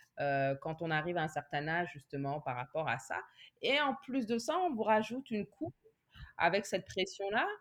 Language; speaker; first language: French; native; French